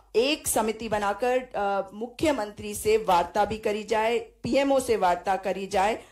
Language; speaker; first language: Hindi; native; Hindi